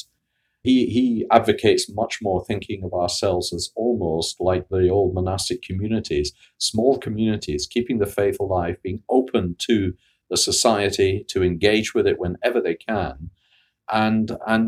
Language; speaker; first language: English; native; English